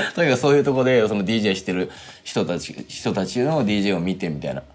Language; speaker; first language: Japanese; native; Japanese